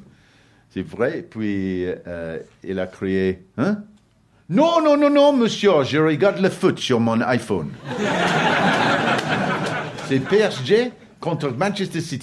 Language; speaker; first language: French; non-native, learner; English